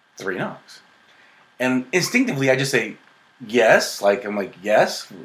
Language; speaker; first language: English; native; English